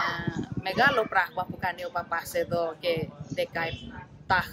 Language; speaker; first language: Greek; non-native, fluent; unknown